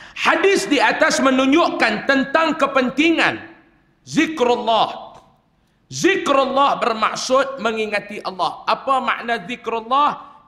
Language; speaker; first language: Malay; native; Malay